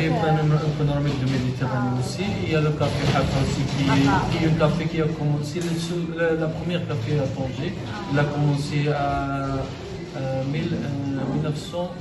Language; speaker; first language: French; non-native, local second language; Arabic